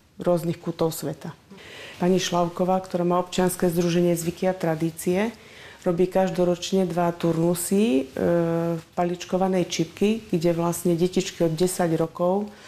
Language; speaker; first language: Slovak; native; Slovak